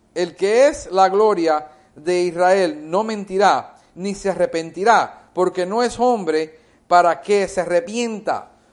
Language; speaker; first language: Spanish; early bilingual, heritage; Spanish